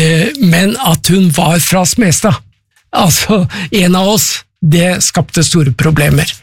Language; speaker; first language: Norwegian; native; Norwegian